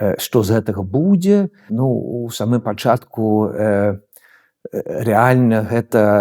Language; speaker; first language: Belarusian; non-native, fluent; Swedish